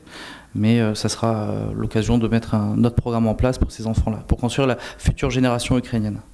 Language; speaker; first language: French; native; French